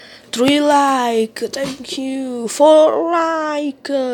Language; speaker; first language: English; non-native, learner; Italian